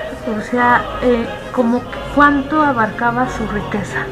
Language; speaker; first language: Spanish; native; Spanish